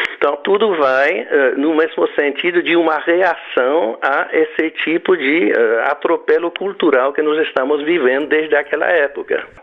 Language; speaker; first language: Portuguese; non-native, fluent; French